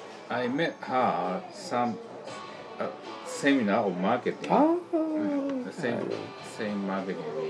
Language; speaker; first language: English; non-native, learner; Japanese